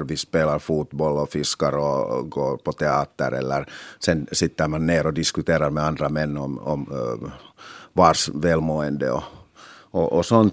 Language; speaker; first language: Swedish; non-native, local second language; Finnish